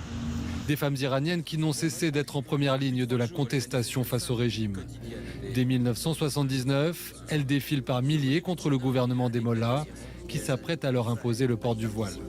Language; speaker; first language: French; native; French